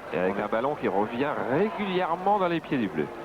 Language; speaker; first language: French; native; French